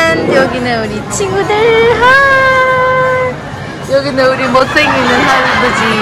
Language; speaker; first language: Korean; non-native, learner; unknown